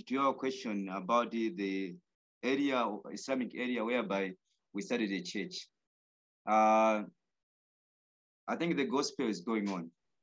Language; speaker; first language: English; non-native, local second language; Nyanja